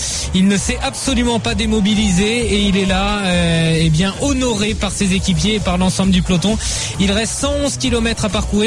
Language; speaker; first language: French; native; French